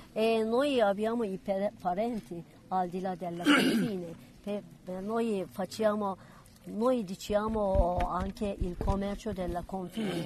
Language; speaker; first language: Italian; non-native, learner; Kurdish